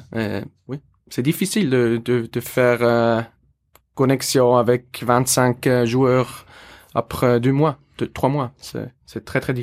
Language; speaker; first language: French; non-native, local second language; German